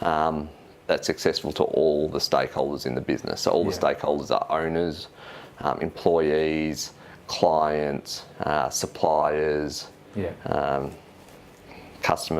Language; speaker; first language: English; native; English